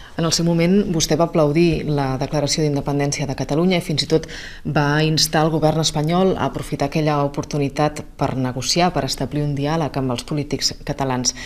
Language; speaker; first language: Catalan; native; Catalan